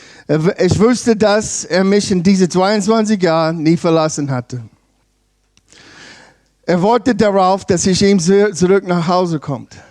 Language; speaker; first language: German; non-native, learner; English